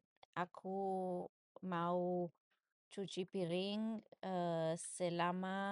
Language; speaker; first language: Indonesian; non-native, learner; English